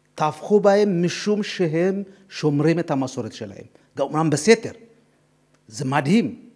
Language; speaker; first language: Hebrew; non-native, fluent; Amharic